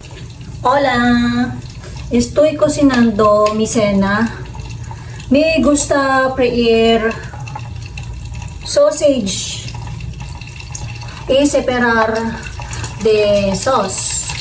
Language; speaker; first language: Spanish; non-native, learner; Filipino